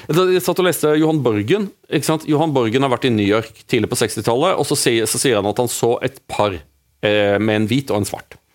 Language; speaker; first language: Norwegian; native; Norwegian